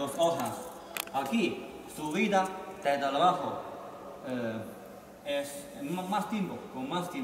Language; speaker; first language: Spanish; non-native, learner; Chinese